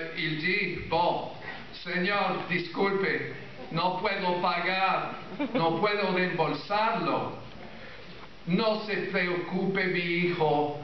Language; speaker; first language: Spanish; non-native, fluent; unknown